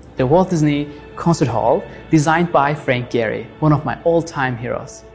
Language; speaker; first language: English; non-native, fluent; Turkish